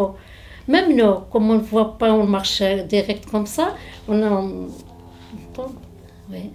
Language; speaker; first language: French; non-native, learner; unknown